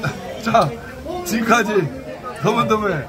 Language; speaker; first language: Korean; native; Korean